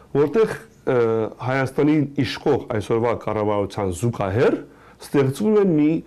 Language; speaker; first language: Armenian; early bilingual, heritage; Armenian